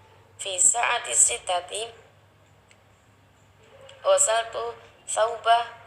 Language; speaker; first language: Arabic; non-native, learner; Indonesian